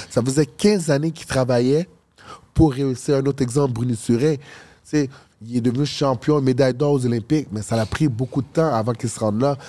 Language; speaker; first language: French; early bilingual, other home language; Haitian Creole